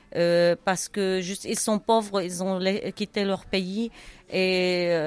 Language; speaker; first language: French; non-native, fluent; Arabic